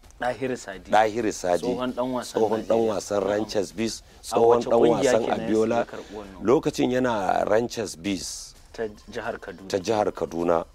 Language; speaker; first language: Hausa; native; Hausa